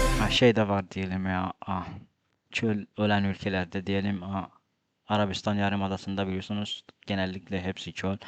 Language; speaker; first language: Turkish; non-native, fluent; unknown